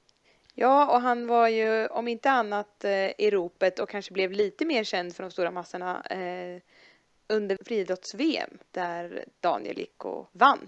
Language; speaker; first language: Swedish; native; Swedish